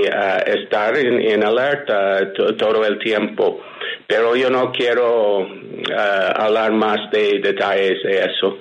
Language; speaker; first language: Spanish; non-native, fluent; English